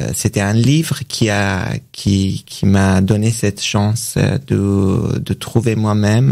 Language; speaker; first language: French; non-native, learner; Persian